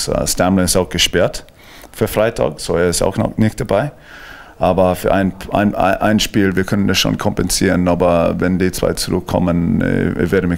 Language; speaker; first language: German; non-native, fluent; English